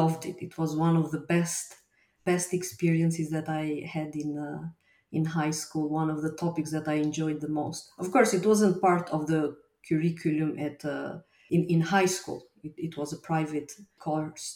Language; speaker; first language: English; non-native, fluent; Albanian